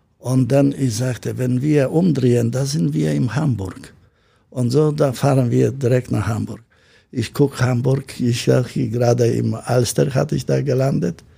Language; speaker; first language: German; non-native, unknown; Polish